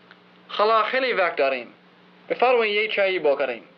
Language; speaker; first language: Persian; native; Persian